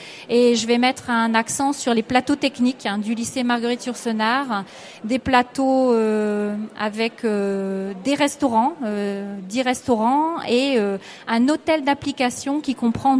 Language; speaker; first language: French; native; French